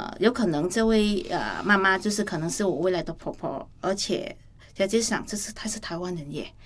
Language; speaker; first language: Chinese; non-native, fluent; Vietnamese